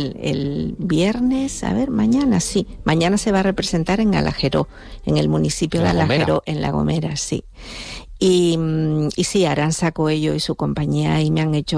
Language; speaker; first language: Spanish; native; Spanish